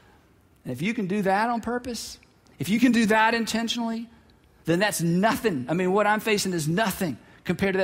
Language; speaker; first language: English; native; English